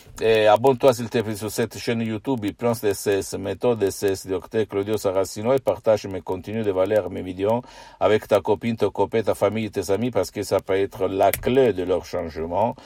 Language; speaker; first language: French; non-native, fluent; Italian